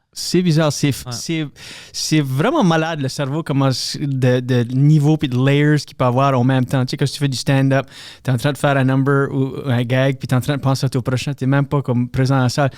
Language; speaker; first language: French; native; French